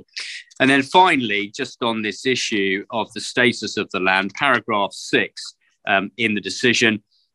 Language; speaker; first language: English; native; English